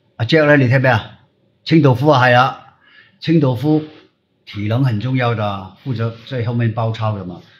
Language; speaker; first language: Chinese; non-native, local second language; Cantonese